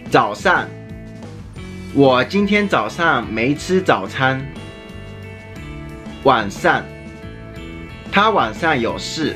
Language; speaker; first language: Chinese; non-native, fluent; Japanese